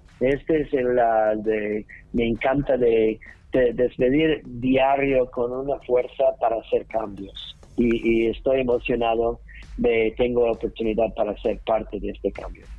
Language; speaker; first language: Spanish; non-native, learner; English